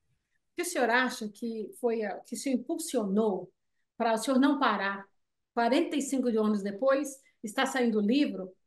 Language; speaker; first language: Portuguese; early bilingual, heritage; Portuguese